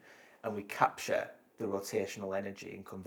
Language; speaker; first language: English; native; English